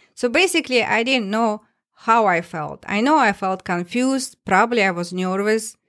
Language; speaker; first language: English; non-native, learner; Russian